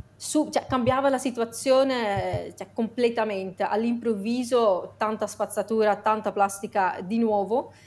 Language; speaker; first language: Italian; non-native, fluent; Dutch